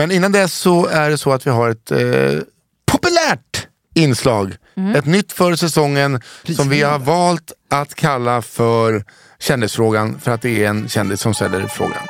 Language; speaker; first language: Swedish; native; Swedish